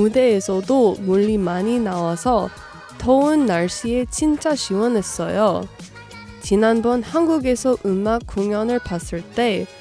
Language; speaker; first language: Korean; non-native, fluent; English